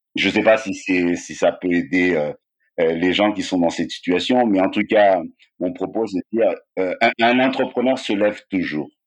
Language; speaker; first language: French; non-native, local second language; Malagasy